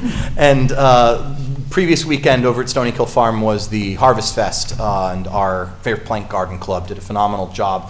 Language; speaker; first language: English; native; English